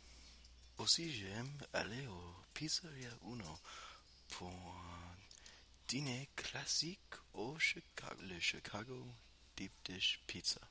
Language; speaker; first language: French; non-native, learner; English